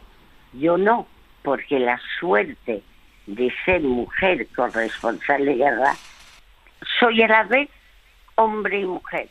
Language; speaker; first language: Spanish; early bilingual, other home language; French